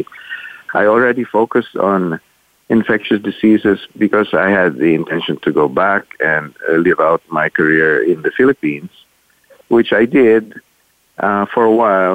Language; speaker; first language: English; non-native, local second language; Filipino